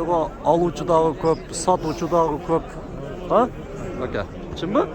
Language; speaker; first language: Kyrgyz; non-native, local second language; Uzbek